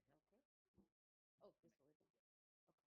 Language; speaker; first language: English; non-native, fluent; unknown